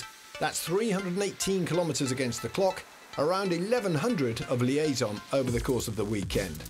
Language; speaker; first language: English; native; English